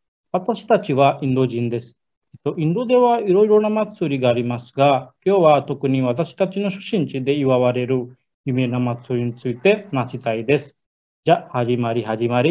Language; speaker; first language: Japanese; non-native, learner; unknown